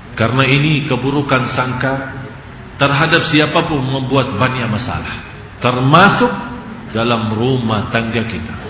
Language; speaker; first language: Indonesian; non-native, fluent; Arabic